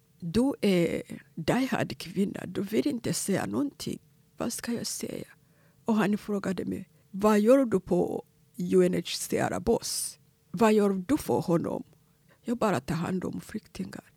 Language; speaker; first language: Swedish; non-native, fluent; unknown